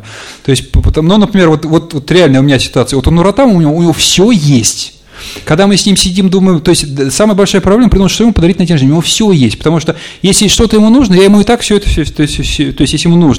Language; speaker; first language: Russian; native; Russian